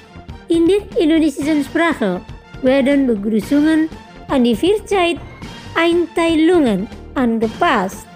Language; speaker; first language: German; non-native, fluent; Indonesian